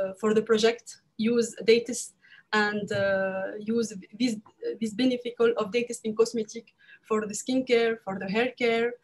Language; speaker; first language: English; non-native, learner; French